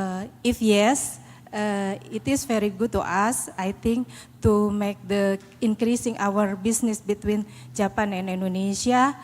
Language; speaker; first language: English; non-native, learner; Indonesian